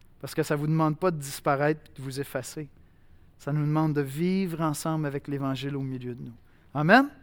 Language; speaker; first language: French; native; French